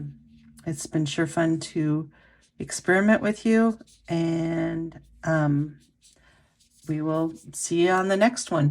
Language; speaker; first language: English; native; English